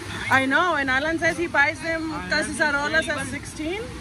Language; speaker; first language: English; early bilingual, other home language; Spanish